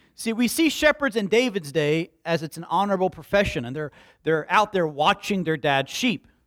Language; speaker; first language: English; native; English